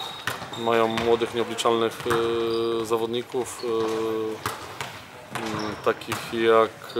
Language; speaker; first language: Polish; native; Polish